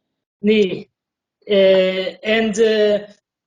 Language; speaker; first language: English; non-native, learner; Portuguese